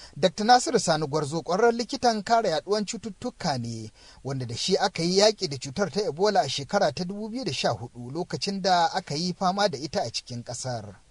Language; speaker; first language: Hausa; native; Hausa